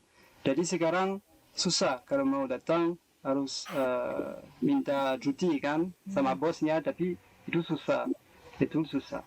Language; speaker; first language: Indonesian; non-native, fluent; French